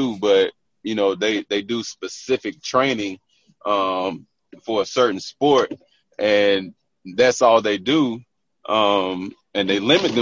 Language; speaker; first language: English; native; English